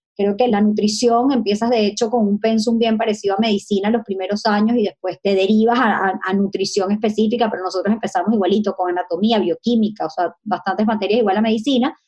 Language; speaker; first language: Spanish; native; Spanish